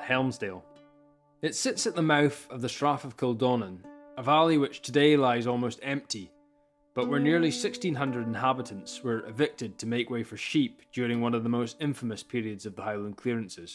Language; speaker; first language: English; native; English